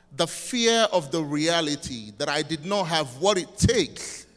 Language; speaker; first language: English; non-native, local second language; Igbo